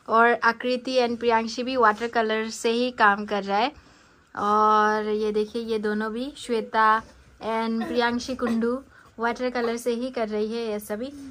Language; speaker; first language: Hindi; non-native, local second language; Bangla